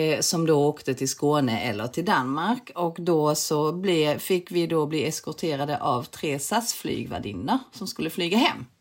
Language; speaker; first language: Swedish; early bilingual, other home language; Korean